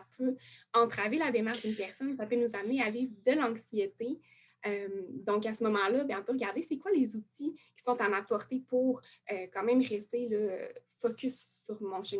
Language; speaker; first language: French; native; French